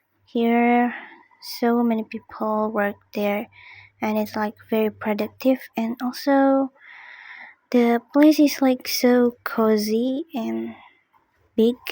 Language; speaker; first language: English; non-native, learner; Indonesian